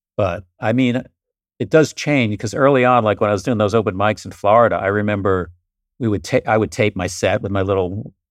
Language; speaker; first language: English; native; English